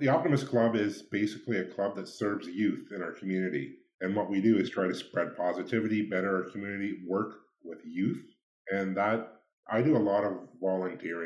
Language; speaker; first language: English; native; English